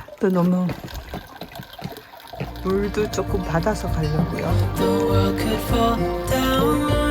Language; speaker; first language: Korean; native; Korean